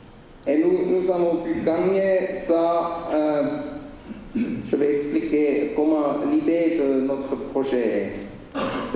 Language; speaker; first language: French; non-native, local second language; Swiss German